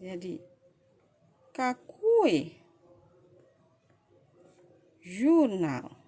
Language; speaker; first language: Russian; non-native, fluent; Indonesian